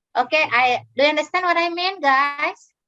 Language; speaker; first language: English; non-native, fluent; Indonesian